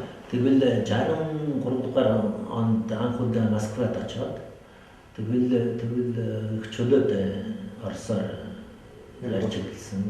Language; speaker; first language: Mongolian; non-native, fluent; French